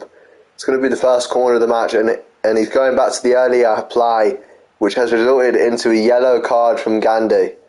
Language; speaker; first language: English; native; English